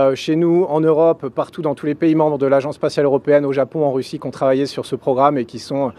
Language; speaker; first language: French; native; French